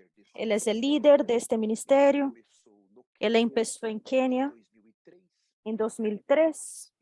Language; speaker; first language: Spanish; non-native, fluent; Portuguese